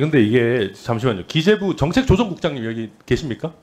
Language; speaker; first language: Korean; native; Korean